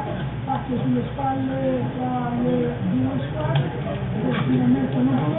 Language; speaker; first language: Italian; native; Italian